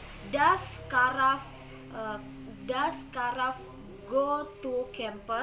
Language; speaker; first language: English; non-native, learner; Indonesian